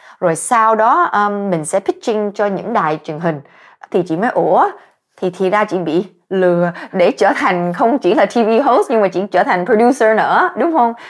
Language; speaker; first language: Vietnamese; early bilingual, heritage; Vietnamese